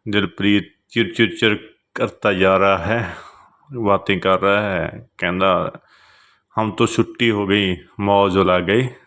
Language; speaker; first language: Hindi; non-native, local second language; Punjabi